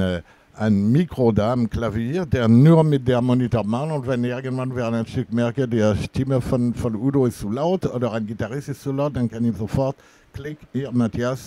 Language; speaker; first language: German; non-native, fluent; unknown